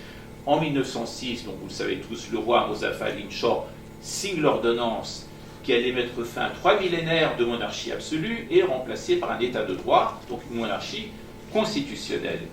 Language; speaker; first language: French; non-native, fluent; Persian